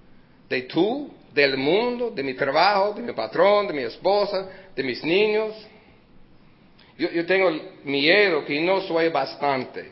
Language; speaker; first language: Spanish; early bilingual, heritage; Spanish